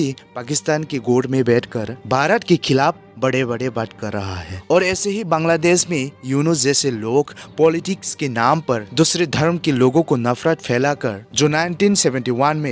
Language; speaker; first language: Hindi; non-native, local second language; Kok Borok